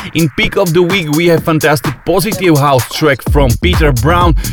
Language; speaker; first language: English; non-native, fluent; Slovak